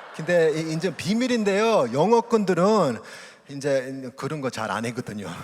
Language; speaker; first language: Korean; early bilingual, heritage; English